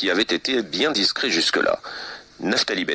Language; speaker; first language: French; native; French